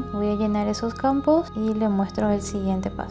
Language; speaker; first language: Spanish; native; Spanish